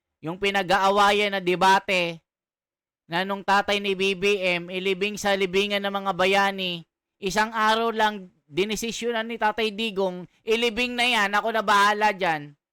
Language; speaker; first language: Filipino; non-native, local second language; Iloko